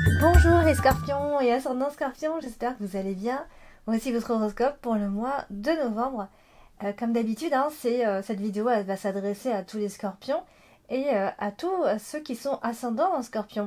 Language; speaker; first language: French; native; French